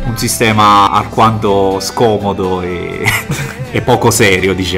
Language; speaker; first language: Italian; native; Italian